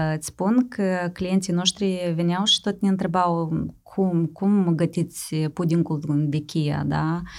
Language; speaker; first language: Romanian; native; Romanian